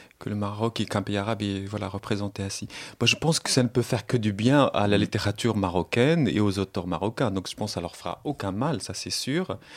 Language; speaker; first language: French; non-native, local second language; Arabic